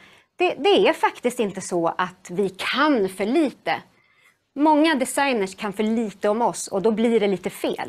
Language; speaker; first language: Swedish; native; Swedish